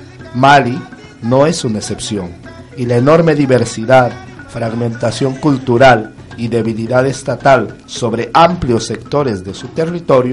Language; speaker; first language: Spanish; native; Spanish